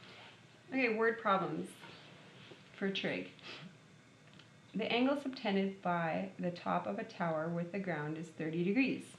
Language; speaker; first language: English; native; English